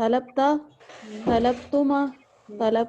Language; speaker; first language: Arabic; non-native, learner; Urdu